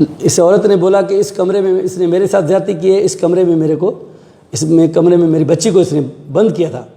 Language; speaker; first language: Urdu; non-native, local second language; Sindhi